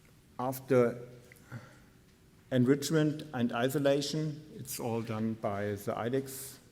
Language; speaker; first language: English; non-native, fluent; German